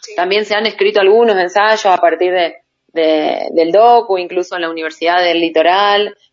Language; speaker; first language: Spanish; native; Spanish